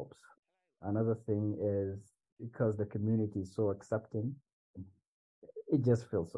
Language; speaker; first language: English; non-native, local second language; Swahili